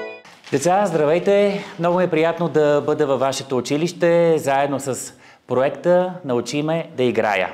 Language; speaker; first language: Bulgarian; native; Bulgarian